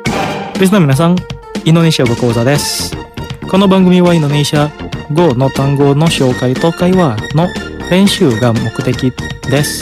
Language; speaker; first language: Japanese; non-native, fluent; Indonesian